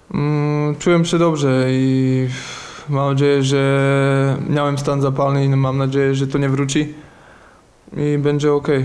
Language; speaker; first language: Polish; non-native, learner; Slovak